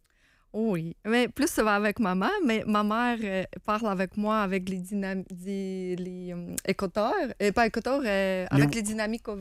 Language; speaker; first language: French; non-native, learner; Ukrainian